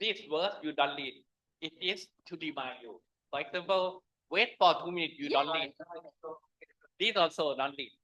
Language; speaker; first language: English; non-native, learner; Thai